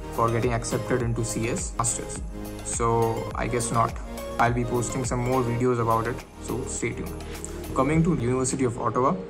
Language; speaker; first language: English; non-native, local second language; Marathi